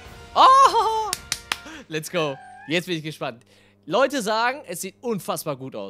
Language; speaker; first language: German; native; German